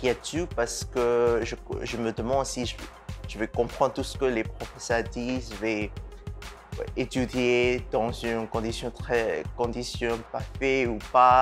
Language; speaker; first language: French; non-native, fluent; Burmese